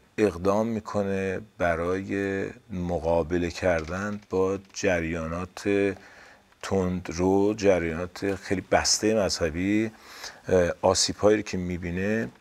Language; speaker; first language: Persian; native; Persian